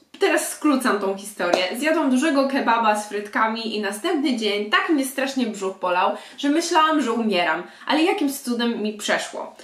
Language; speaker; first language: Polish; early bilingual, heritage; Polish